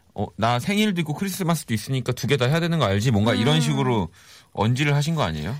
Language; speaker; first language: Korean; native; Korean